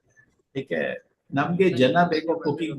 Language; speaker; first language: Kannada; non-native, learner; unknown